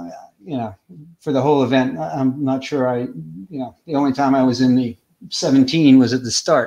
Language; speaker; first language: English; native; English